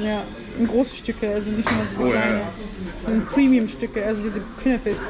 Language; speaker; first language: German; early bilingual, other home language; Arabic